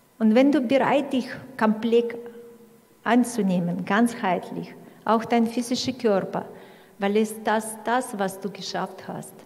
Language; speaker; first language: German; non-native, fluent; Russian